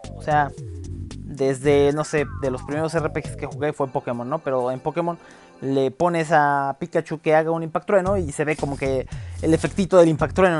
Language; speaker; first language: Spanish; native; Spanish